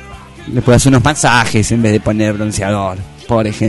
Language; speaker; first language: Spanish; native; Spanish